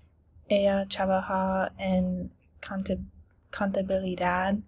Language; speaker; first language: Spanish; non-native, learner; English